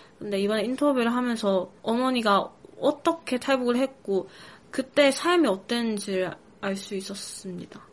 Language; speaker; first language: Korean; early bilingual, other home language; Chinese